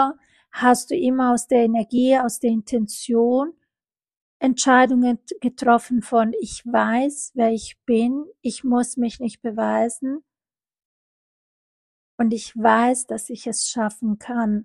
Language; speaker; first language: German; non-native, fluent; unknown